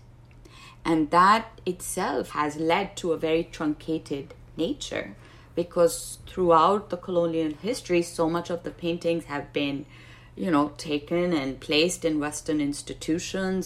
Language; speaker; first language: English; non-native, local second language; Urdu